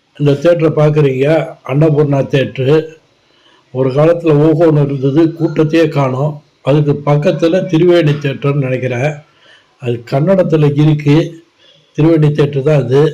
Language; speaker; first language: Tamil; native; Tamil